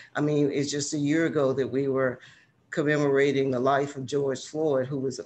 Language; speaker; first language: English; native; English